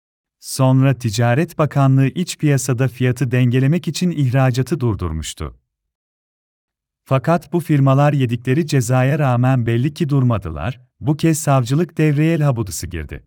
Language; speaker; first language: Turkish; native; Turkish